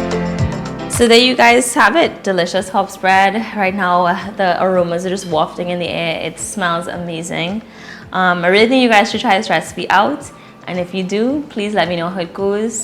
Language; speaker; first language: English; native; English